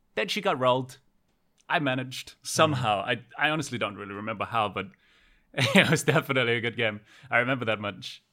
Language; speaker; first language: English; non-native, fluent; Danish